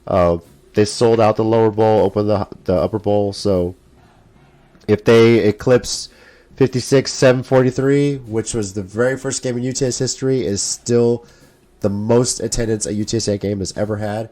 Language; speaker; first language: English; native; English